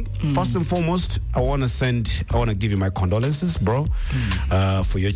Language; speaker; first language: English; non-native, local second language; Ganda